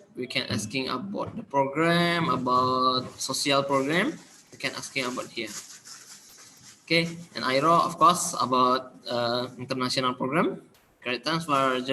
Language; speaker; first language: English; non-native, learner; Indonesian